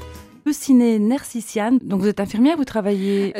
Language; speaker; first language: French; native; French